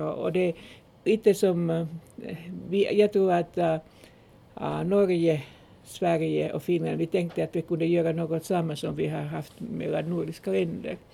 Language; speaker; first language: Swedish; non-native, local second language; Finnish